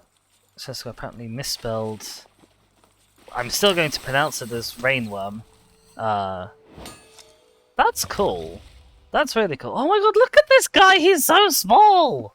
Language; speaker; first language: English; native; English